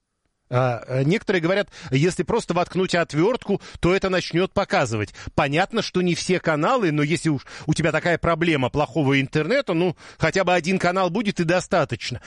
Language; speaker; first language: Russian; native; Russian